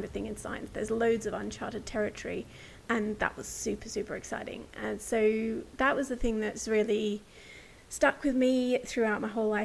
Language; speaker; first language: English; native; English